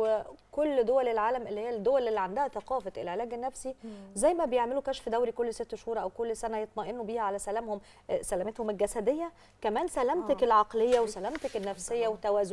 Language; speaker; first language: Arabic; native; Arabic